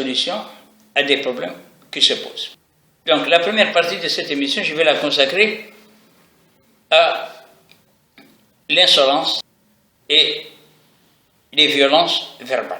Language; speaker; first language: French; non-native, local second language; Arabic